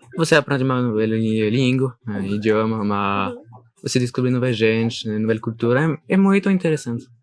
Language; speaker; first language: Portuguese; non-native, learner; French